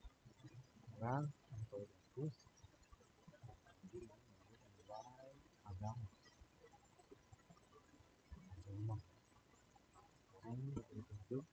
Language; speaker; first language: Indonesian; native; Indonesian